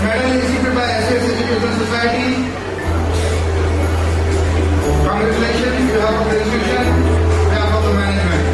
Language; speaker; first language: English; non-native, local second language; Telugu